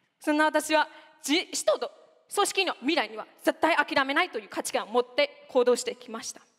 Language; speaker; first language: Japanese; non-native, fluent; Burmese